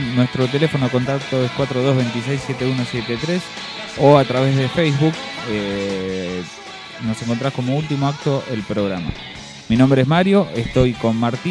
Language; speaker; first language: Spanish; native; Spanish